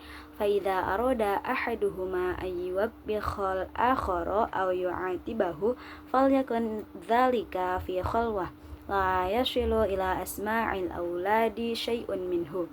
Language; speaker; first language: Arabic; non-native, learner; Indonesian